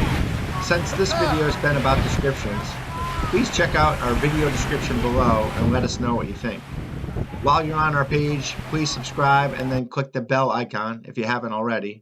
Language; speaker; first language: English; native; English